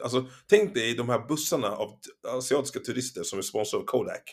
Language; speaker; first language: Swedish; native; Swedish